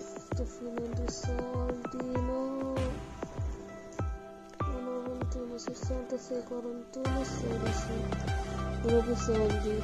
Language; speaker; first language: Italian; early bilingual, other home language; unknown